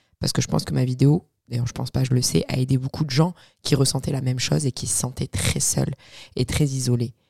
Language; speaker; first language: French; early bilingual, other home language; Arabic